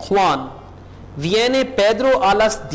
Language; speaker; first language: Spanish; non-native, fluent; Urdu